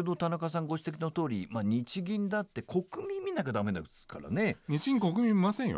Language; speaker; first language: Japanese; native; Japanese